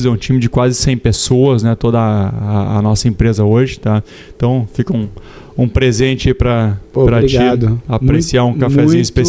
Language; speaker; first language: Portuguese; native; Portuguese